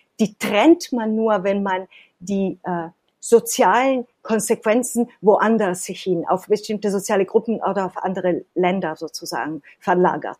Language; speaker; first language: German; non-native, fluent; Italian